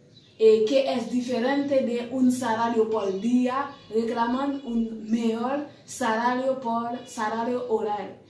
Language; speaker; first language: Spanish; non-native, learner; Haitian Creole